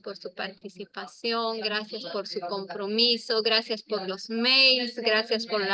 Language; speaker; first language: Spanish; native; Spanish